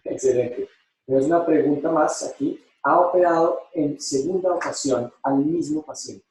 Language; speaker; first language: Spanish; native; Spanish